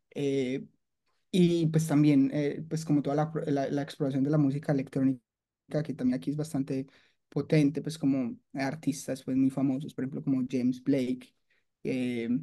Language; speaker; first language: Spanish; native; Spanish